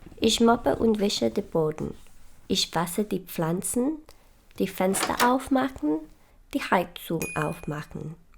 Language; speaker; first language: German; non-native, learner; English